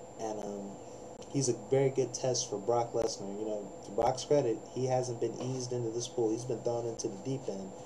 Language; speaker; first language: English; native; English